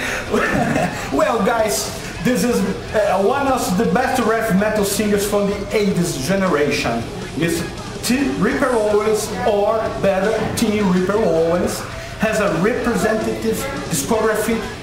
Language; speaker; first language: English; non-native, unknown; Portuguese